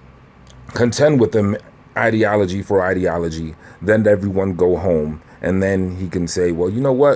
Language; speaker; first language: English; native; English